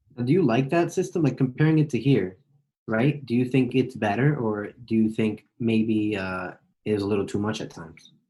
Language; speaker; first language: English; native; English